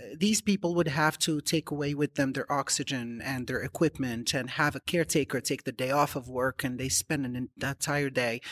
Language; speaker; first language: English; non-native, fluent; Arabic